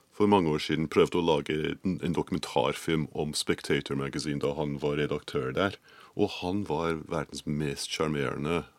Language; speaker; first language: Norwegian; non-native, fluent; English